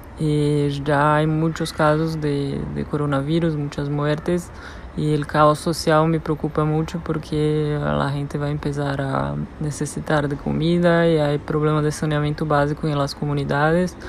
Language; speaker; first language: Spanish; non-native, fluent; Portuguese